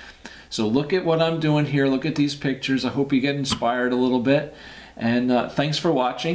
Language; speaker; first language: English; native; English